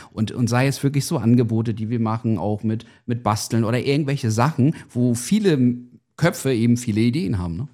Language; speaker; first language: German; non-native, fluent; Portuguese